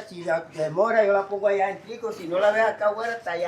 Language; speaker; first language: Spanish; native; Spanish